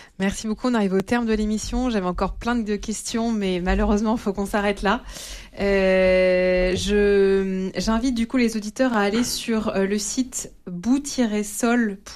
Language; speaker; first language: French; native; French